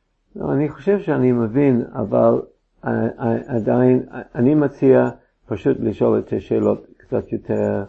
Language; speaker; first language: Hebrew; non-native, fluent; English